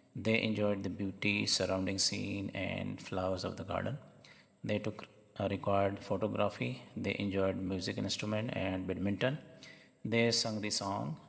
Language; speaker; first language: English; non-native, local second language; Urdu